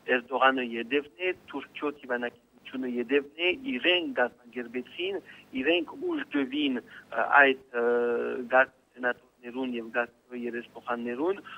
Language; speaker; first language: Armenian; early bilingual, heritage; Armenian